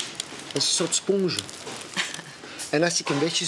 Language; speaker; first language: Dutch; non-native, fluent; French